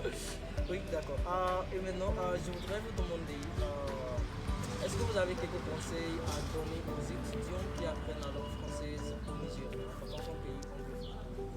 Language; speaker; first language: French; non-native, learner; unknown